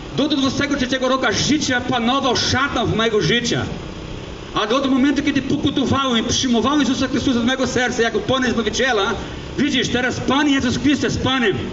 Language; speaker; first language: Polish; early bilingual, heritage; Polish